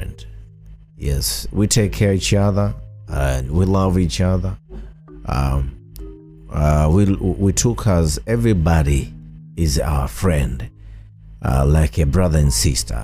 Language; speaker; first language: English; non-native, local second language; Swahili